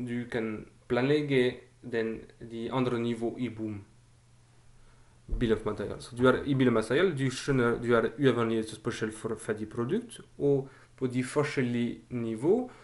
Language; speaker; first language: Norwegian; non-native, fluent; French